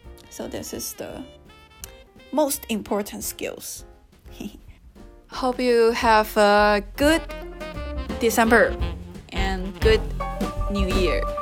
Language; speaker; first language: English; non-native, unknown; Chinese